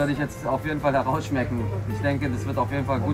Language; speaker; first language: German; native; German